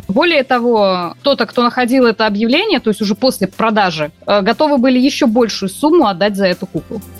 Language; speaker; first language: Russian; native; Russian